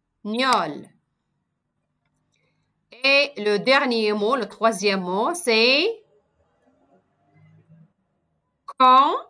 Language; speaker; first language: French; non-native, local second language; Arabic